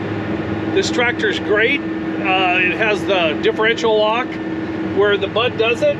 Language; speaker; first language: English; native; English